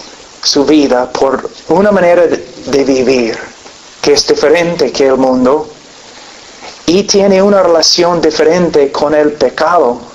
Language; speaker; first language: Spanish; non-native, fluent; English